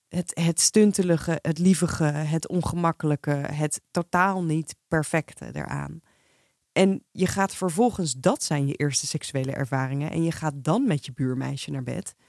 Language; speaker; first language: Dutch; native; Dutch